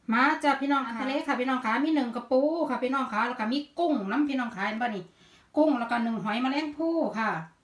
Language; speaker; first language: Thai; native; Thai